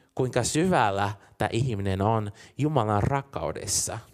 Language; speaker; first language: Finnish; non-native, fluent; Portuguese